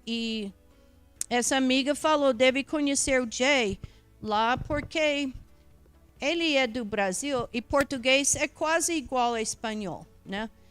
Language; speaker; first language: Portuguese; non-native, fluent; English